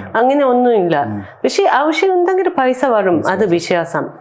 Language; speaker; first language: Malayalam; non-native, learner; Japanese